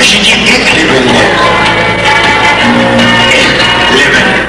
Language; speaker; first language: French; non-native, learner; Portuguese